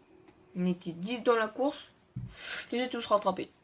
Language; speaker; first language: French; native; French